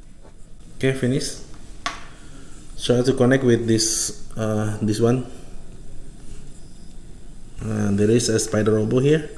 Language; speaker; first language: English; non-native, fluent; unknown